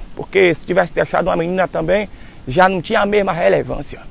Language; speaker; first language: Portuguese; native; Portuguese